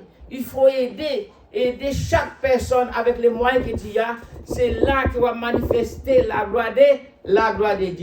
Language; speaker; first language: French; non-native, local second language; Haitian Creole